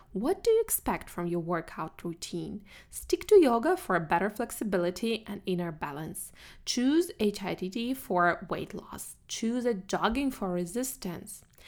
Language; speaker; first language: English; non-native, fluent; Russian